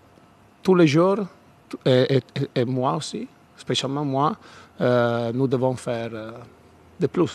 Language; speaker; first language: French; non-native, fluent; Italian